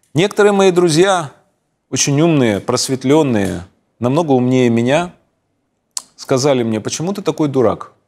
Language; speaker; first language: Russian; native; Russian